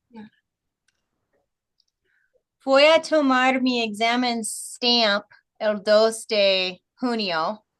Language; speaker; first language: Spanish; non-native, learner; English